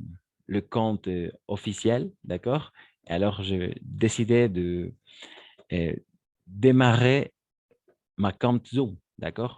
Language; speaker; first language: French; non-native, fluent; Spanish